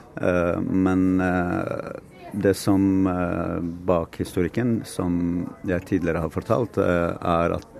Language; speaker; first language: Norwegian; non-native, fluent; Kurdish